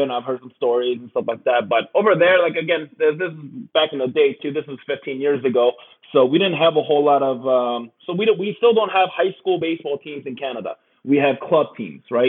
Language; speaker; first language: English; early bilingual, other home language; Korean